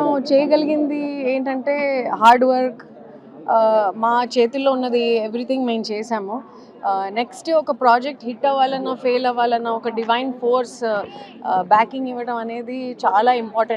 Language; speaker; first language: Telugu; native; Telugu